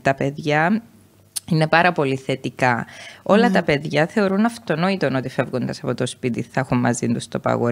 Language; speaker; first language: Greek; native; Greek